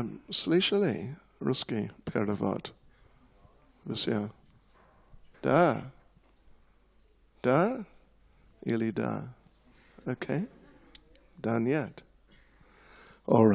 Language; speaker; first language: Russian; non-native, learner; English